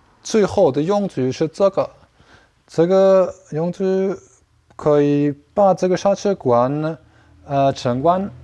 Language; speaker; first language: Chinese; non-native, learner; German